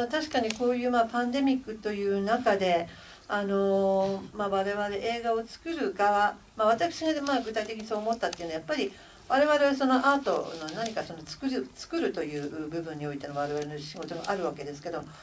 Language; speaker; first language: Japanese; native; Japanese